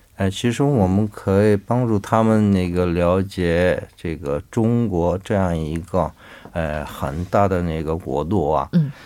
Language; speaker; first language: Chinese; non-native, fluent; Korean